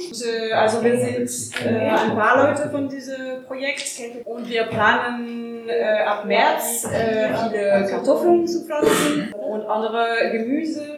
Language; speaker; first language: German; non-native, learner; French